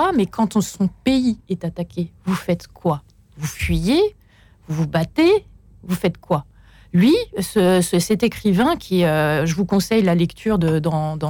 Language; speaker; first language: French; native; French